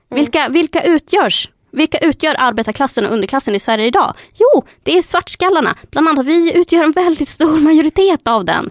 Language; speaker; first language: Swedish; early bilingual, other home language; Spanish